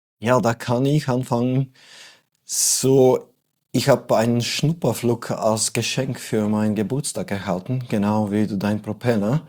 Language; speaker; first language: German; non-native, fluent; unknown